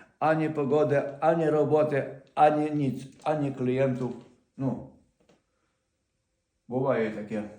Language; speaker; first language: Polish; non-native, learner; Ukrainian